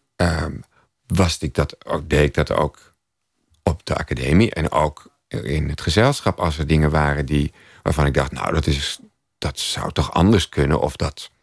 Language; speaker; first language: Dutch; native; Dutch